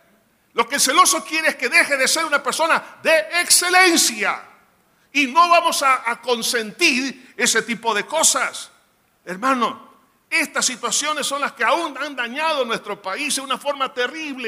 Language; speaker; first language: Spanish; native; Spanish